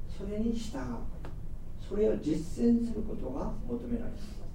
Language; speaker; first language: Japanese; non-native, fluent; Korean